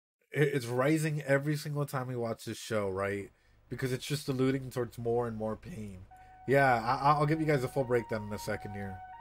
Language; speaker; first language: English; early bilingual, other home language; Spanish